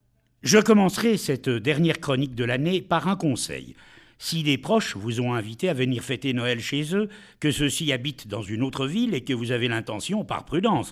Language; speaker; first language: French; native; French